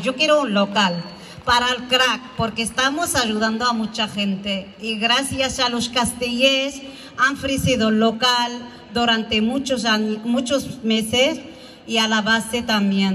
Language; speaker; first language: Spanish; non-native, fluent; Arabic